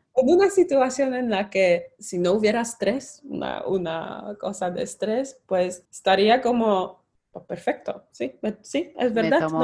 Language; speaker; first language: Spanish; non-native, fluent; Polish